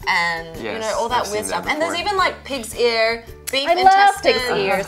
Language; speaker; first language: English; native; English